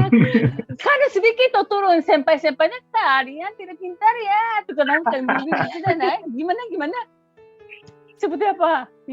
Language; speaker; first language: Indonesian; non-native, fluent; Japanese